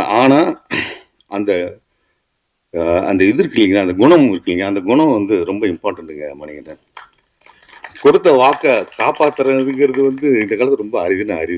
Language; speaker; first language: Tamil; native; Tamil